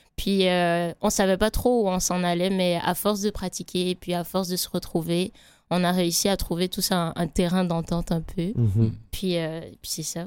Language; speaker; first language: French; native; French